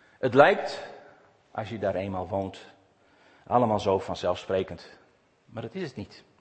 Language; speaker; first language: Dutch; native; Dutch